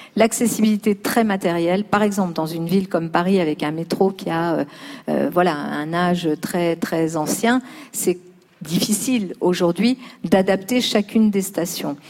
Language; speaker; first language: French; early bilingual, other home language; Spanish